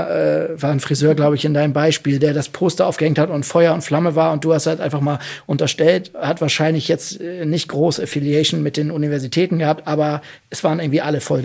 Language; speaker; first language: German; native; German